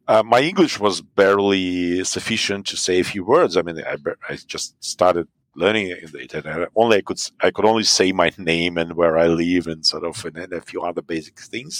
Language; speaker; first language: English; non-native, fluent; Russian